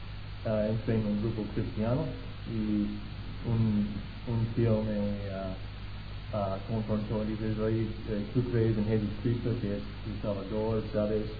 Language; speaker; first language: Spanish; non-native, fluent; English